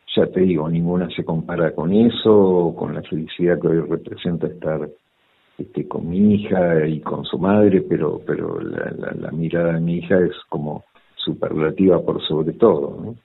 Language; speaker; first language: Spanish; native; Spanish